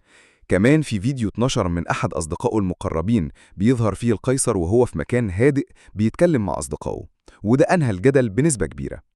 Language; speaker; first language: Arabic; native; Arabic